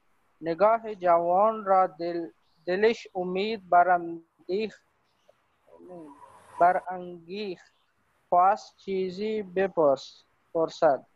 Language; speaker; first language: Persian; non-native, learner; Urdu